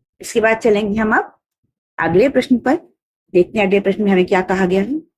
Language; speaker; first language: Hindi; native; Hindi